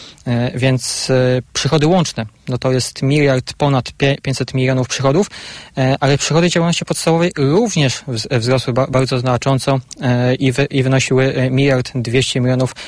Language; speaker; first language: Polish; native; Polish